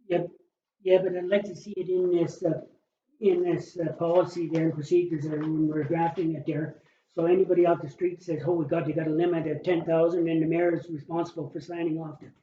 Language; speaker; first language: English; native; English